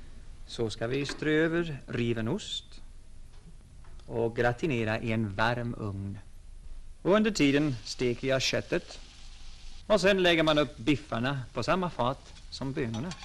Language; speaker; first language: Swedish; non-native, fluent; English